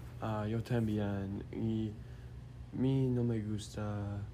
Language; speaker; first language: Spanish; non-native, learner; English